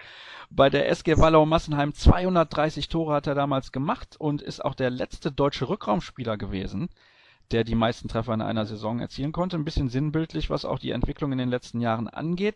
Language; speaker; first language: German; native; German